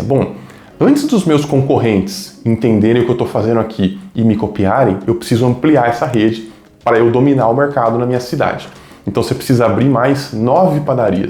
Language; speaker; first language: Portuguese; native; Portuguese